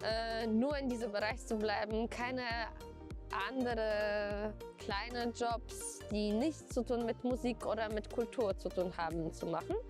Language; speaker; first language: German; non-native, fluent; Polish